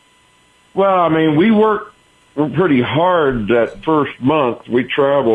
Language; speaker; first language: English; native; English